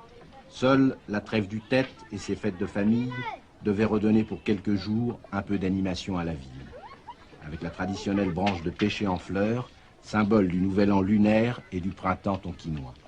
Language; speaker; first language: French; native; French